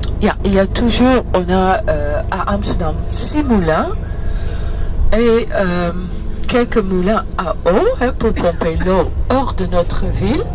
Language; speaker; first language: French; early bilingual, heritage; Dutch